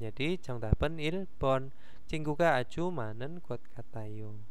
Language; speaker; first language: Korean; non-native, fluent; Indonesian